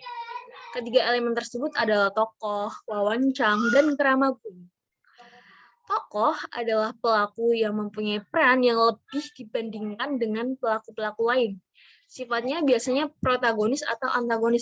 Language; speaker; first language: Indonesian; native; Indonesian